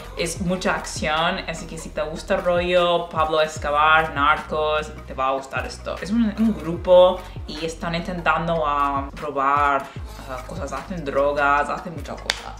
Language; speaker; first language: Spanish; non-native, fluent; English